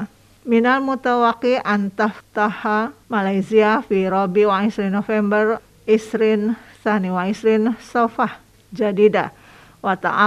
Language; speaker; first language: Arabic; non-native, fluent; Indonesian